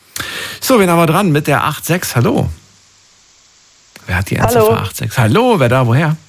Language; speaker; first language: German; native; German